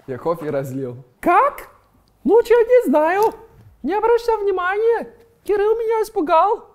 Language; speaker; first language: Russian; non-native, fluent; English